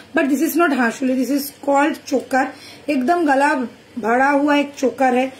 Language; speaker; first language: Hindi; non-native, local second language; Bangla